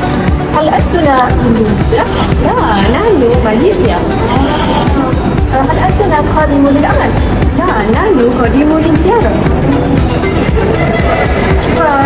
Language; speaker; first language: Arabic; non-native, learner; Malay